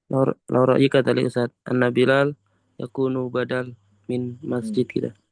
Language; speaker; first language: Arabic; non-native, learner; Indonesian